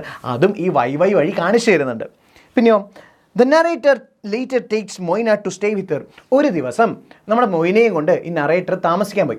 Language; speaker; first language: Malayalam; native; Malayalam